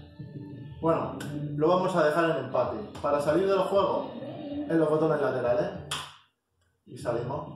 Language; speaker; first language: Spanish; native; Spanish